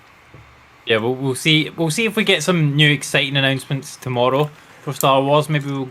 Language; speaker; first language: English; native; English